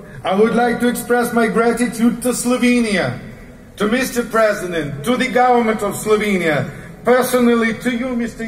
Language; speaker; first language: English; non-native, fluent; Ukrainian